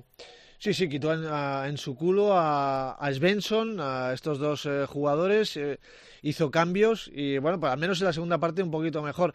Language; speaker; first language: Spanish; native; Spanish